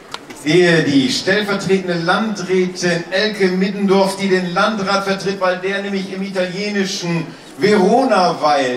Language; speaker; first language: German; native; German